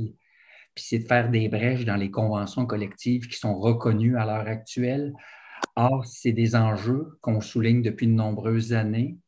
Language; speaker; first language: French; native; French